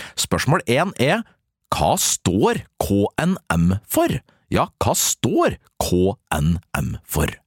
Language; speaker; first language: Norwegian; native; Norwegian